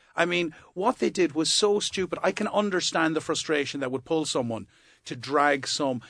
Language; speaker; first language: English; native; English